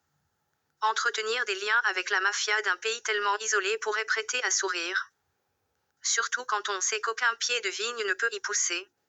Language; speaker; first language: French; native; French